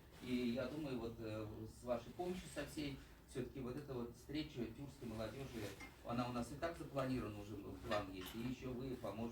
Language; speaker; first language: Russian; native; Russian